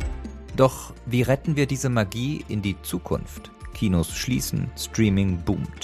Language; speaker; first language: German; native; German